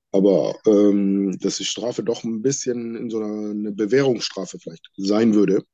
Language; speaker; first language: German; non-native, fluent; Sinhala